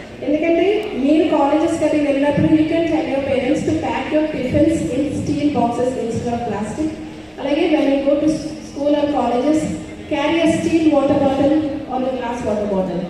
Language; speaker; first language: English; non-native, local second language; Telugu